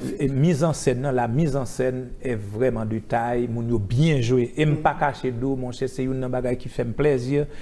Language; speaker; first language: French; non-native, local second language; Haitian Creole